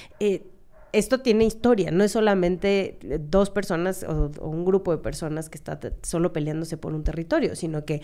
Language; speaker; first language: Spanish; native; Spanish